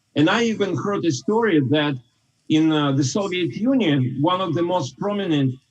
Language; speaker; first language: English; non-native, fluent; Russian